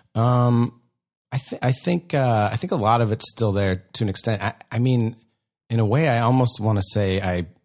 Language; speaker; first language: English; native; English